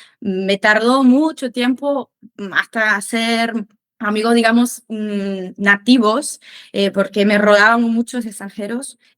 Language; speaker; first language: Spanish; non-native, fluent; German